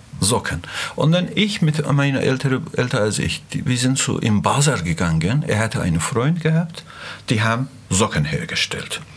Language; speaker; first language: German; non-native, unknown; Azerbaijani